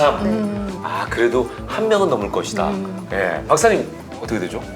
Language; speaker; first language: Korean; native; Korean